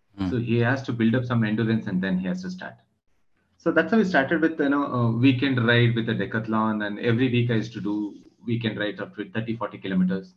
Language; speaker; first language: English; non-native, local second language; Kannada